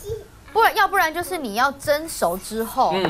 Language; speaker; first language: Chinese; native; Chinese